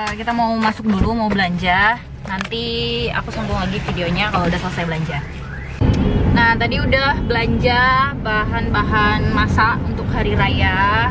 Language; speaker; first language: Indonesian; native; Indonesian